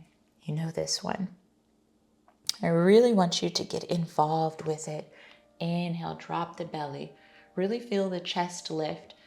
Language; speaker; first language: English; native; English